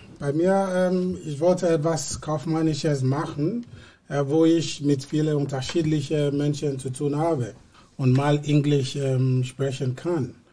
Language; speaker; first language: German; non-native, learner; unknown